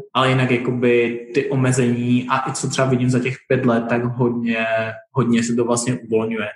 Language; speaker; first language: Czech; native; Czech